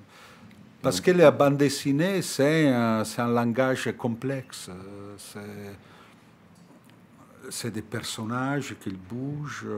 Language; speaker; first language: French; non-native, fluent; Italian